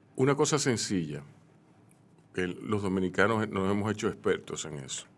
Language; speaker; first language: Spanish; native; Spanish